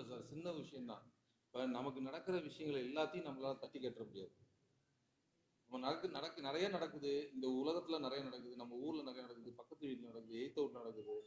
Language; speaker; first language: Tamil; native; Tamil